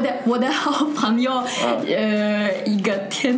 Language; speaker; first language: Chinese; non-native, fluent; Russian